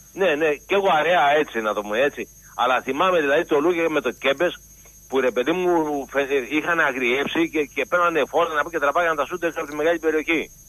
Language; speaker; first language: Greek; native; Greek